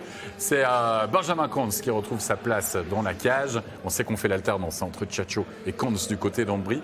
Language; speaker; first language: French; native; French